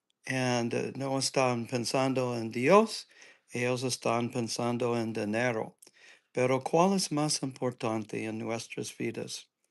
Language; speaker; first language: Spanish; non-native, learner; English